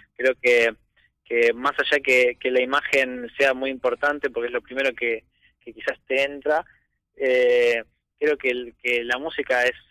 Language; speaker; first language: Spanish; native; Spanish